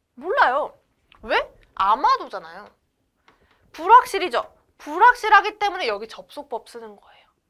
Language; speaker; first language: Korean; native; Korean